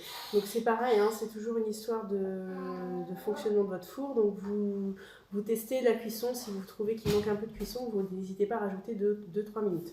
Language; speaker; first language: French; native; French